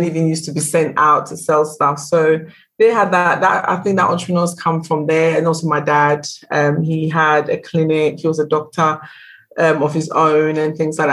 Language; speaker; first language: English; native; English